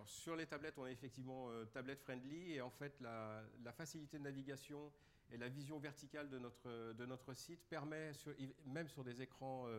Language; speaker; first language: French; native; French